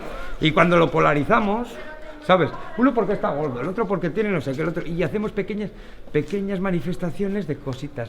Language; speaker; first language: Spanish; native; Spanish